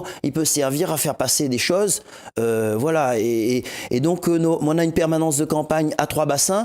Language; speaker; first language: French; non-native, local second language; Réunion Creole French